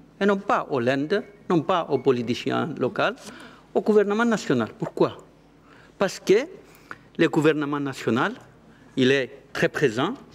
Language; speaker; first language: French; non-native, fluent; Greek